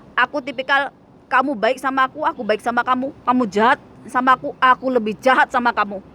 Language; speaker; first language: Indonesian; non-native, local second language; Javanese